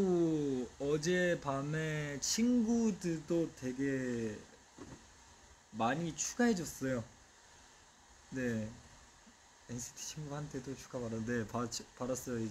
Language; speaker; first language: Korean; non-native, fluent; Chinese